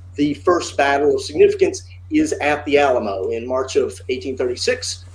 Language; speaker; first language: English; native; English